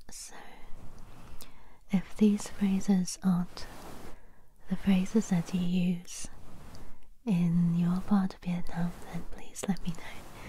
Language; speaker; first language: English; native; English